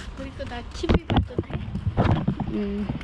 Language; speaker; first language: Korean; early bilingual, other home language; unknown